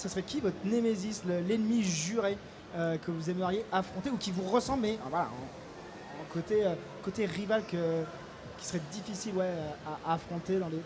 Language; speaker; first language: French; native; French